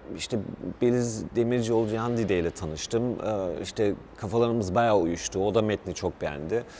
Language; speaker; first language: Turkish; early bilingual, heritage; Turkish